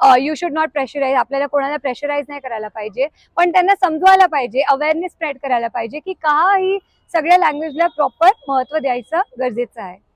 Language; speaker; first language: Marathi; non-native, local second language; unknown